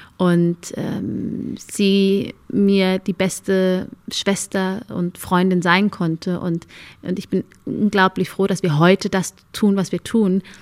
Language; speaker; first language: German; early bilingual, other home language; Amharic